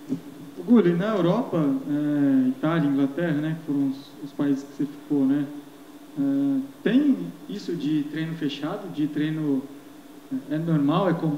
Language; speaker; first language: Portuguese; native; Portuguese